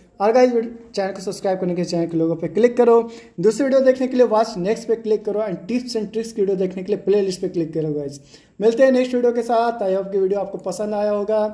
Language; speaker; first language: Hindi; native; Hindi